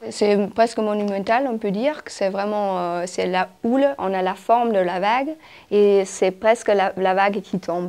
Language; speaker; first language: French; non-native, fluent; German